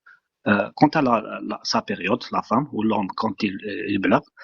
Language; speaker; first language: French; non-native, local second language; Arabic